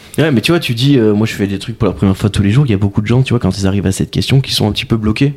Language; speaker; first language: French; native; French